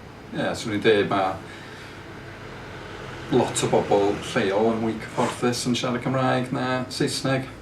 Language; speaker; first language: Welsh; non-native, fluent; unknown